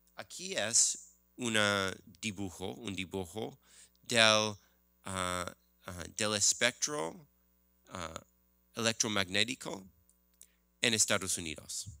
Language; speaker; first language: Spanish; non-native, learner; English